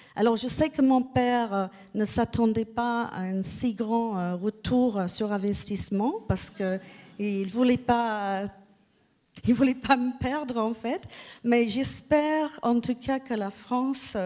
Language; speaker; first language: French; non-native, fluent; English